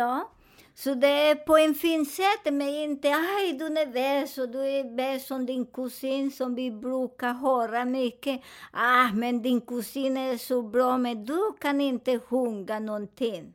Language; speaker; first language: Swedish; non-native, fluent; Spanish